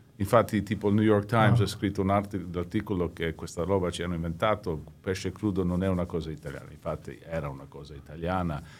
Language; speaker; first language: Italian; early bilingual, heritage; English